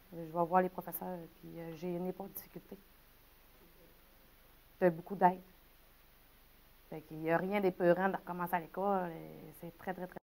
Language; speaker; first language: French; native; French